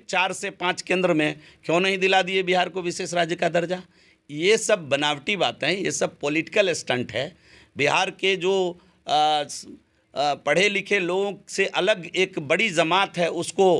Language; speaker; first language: Hindi; native; Hindi